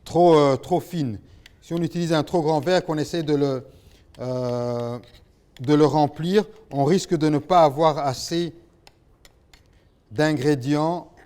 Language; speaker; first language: French; native; French